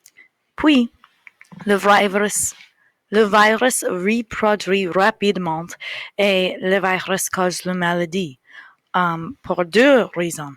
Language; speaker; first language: French; non-native, learner; English